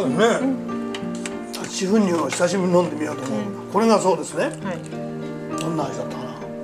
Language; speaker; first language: Japanese; native; Japanese